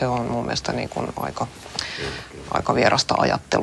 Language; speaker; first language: Finnish; non-native, local second language; Swedish